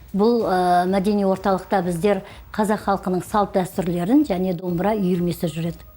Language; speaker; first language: Kazakh; native; Kazakh